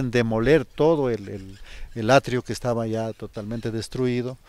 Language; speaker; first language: Spanish; native; Spanish